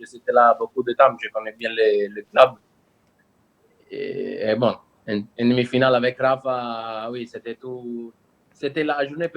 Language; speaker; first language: French; non-native, learner; Italian